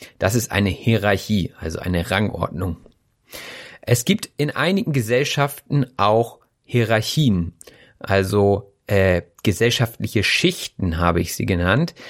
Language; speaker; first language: German; native; German